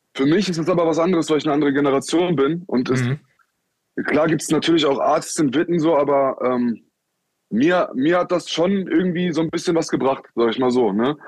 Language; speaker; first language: German; native; German